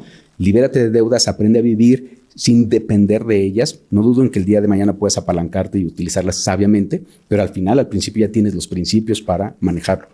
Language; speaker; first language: Spanish; native; Spanish